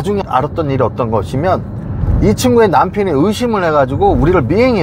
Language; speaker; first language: Korean; native; Korean